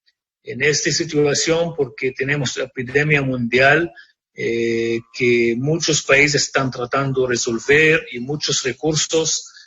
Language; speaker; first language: Spanish; non-native, fluent; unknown